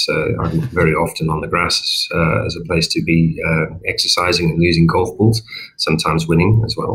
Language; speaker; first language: English; native; English